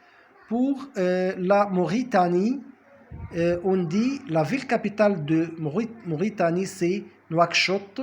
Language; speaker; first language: French; non-native, fluent; Arabic